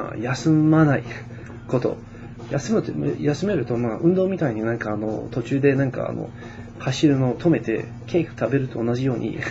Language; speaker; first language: Japanese; non-native, fluent; English